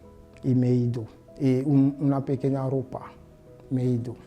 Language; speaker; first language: Spanish; non-native, learner; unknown